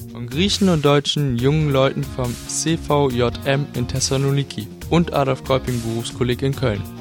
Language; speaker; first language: German; native; German